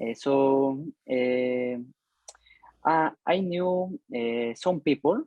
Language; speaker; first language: English; non-native, learner; Spanish